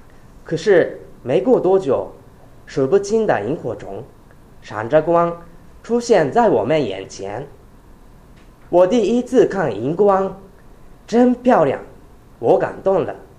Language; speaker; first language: Chinese; non-native, fluent; Japanese